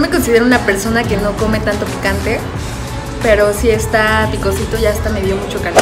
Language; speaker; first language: Spanish; native; Spanish